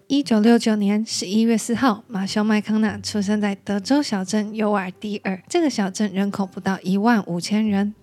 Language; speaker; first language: Chinese; native; Chinese